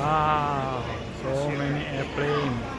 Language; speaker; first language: English; non-native, local second language; Chinese